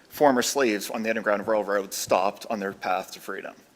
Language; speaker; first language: English; native; English